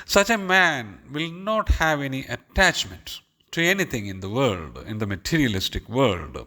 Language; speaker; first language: English; non-native, local second language; Malayalam